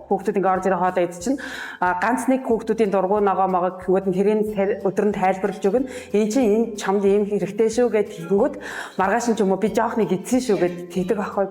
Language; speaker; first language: Mongolian; native; Mongolian